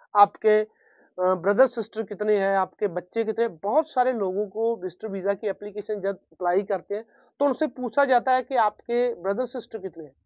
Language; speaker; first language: Hindi; non-native, local second language; Punjabi